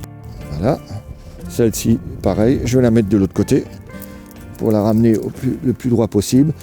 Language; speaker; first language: French; native; French